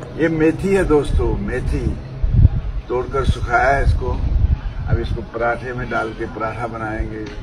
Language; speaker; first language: Hindi; non-native, local second language; Punjabi